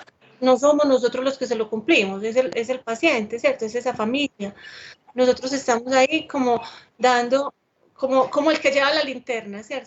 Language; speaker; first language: Spanish; native; Spanish